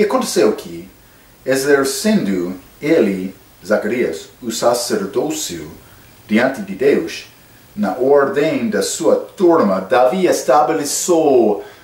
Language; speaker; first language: Portuguese; non-native, fluent; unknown